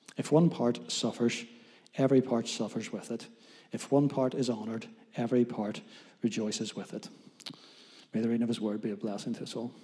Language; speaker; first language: English; native; English